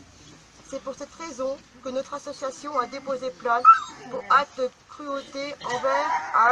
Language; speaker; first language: French; native; French